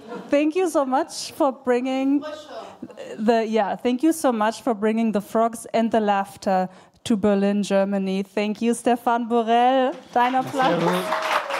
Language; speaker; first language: English; non-native, fluent; German